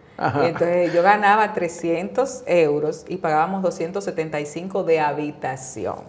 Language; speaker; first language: Spanish; native; Spanish